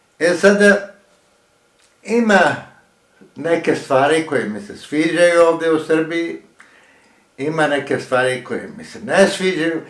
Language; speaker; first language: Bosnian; early bilingual, heritage; Croatian